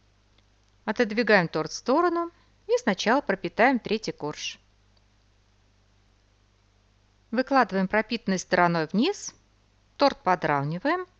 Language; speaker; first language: Russian; native; Russian